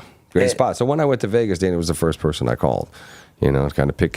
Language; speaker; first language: English; native; English